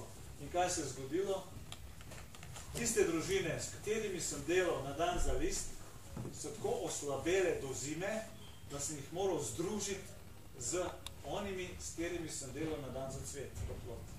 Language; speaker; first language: Slovenian; native; Slovenian